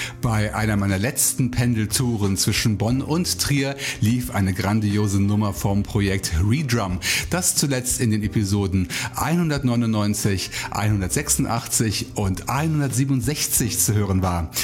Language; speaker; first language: German; native; German